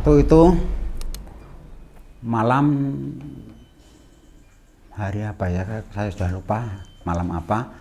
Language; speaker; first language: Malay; non-native, local second language; Javanese